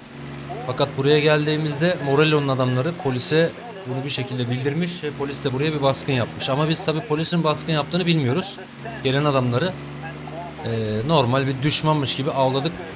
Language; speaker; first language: Turkish; native; Turkish